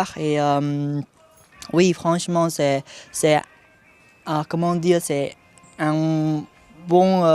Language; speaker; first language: French; non-native, fluent; Khmer